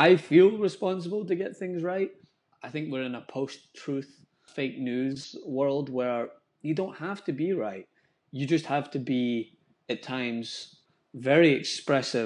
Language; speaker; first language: English; native; English